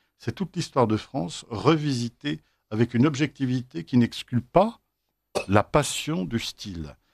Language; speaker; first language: French; native; French